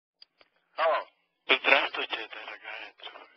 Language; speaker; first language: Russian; non-native, learner; Latvian